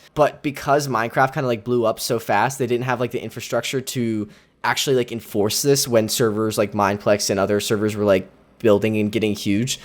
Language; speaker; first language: English; native; English